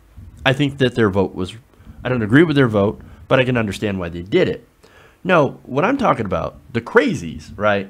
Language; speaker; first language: English; native; English